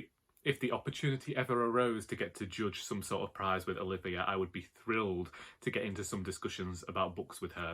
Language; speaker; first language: English; native; English